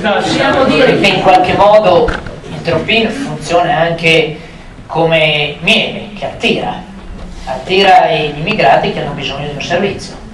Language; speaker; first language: Italian; native; Italian